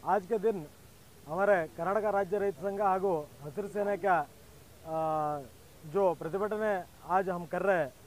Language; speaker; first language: Hindi; non-native, local second language; Kannada